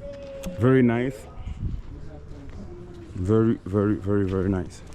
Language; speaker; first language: English; non-native, fluent; French